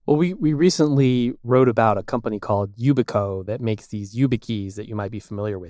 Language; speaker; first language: English; native; English